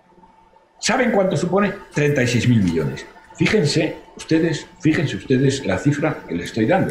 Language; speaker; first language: Spanish; native; Spanish